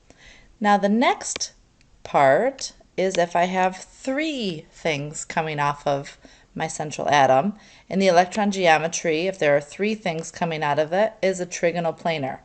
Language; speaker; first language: English; native; English